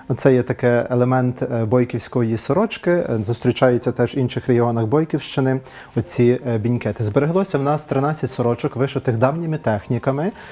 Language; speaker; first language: Ukrainian; native; Ukrainian